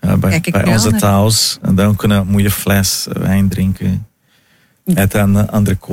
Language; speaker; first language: Dutch; non-native, fluent; Portuguese